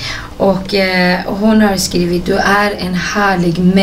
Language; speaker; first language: Swedish; non-native, fluent; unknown